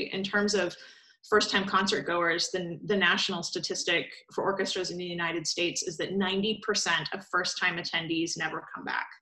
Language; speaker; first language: English; native; English